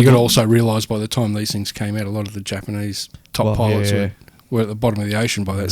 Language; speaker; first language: English; native; English